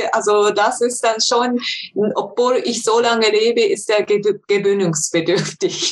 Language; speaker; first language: German; non-native, fluent; Japanese